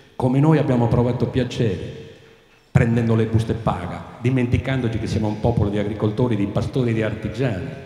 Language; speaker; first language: Italian; native; Italian